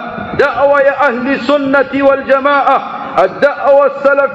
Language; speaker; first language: Arabic; non-native, fluent; Swahili